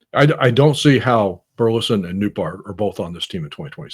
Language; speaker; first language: English; native; English